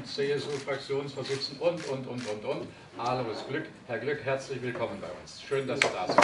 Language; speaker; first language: German; native; German